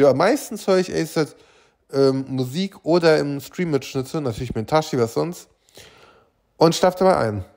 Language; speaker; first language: German; native; German